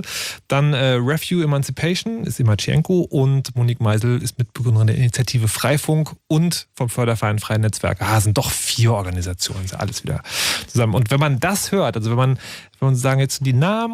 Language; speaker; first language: German; native; German